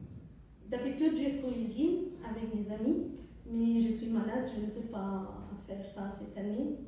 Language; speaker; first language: French; non-native, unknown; Arabic